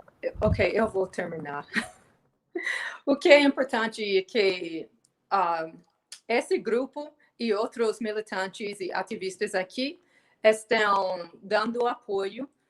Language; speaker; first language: Portuguese; non-native, fluent; English